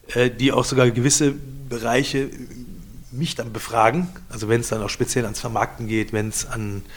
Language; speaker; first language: German; native; German